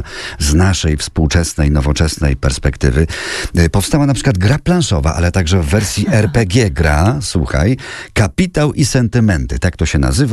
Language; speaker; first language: Polish; native; Polish